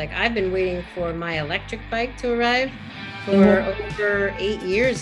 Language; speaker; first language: English; native; English